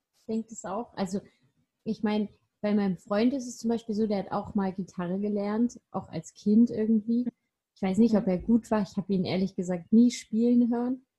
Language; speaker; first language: German; native; German